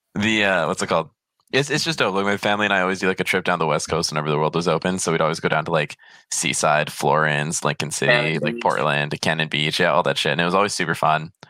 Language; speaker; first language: English; non-native, fluent; Polish